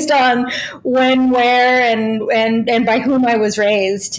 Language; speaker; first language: English; native; English